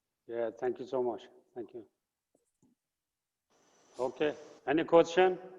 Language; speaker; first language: English; non-native, fluent; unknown